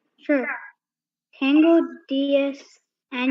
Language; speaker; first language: Spanish; non-native, learner; English